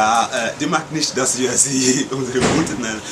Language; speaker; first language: German; non-native, fluent; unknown